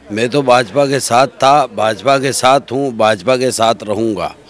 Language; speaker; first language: Hindi; native; Hindi